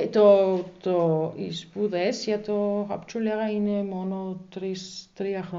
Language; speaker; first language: Greek; non-native, learner; German